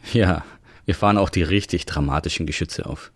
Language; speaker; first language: German; native; German